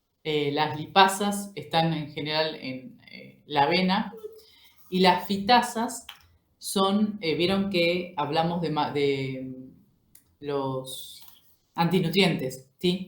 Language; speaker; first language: Spanish; native; Spanish